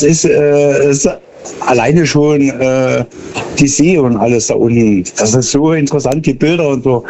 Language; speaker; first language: German; native; German